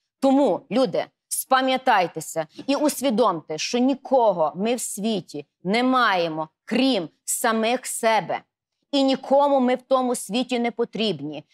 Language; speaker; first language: Ukrainian; native; Ukrainian